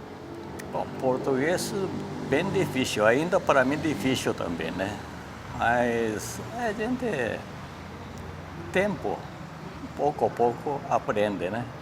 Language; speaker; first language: Portuguese; non-native, learner; Japanese